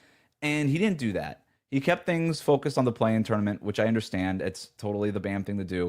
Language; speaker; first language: English; native; English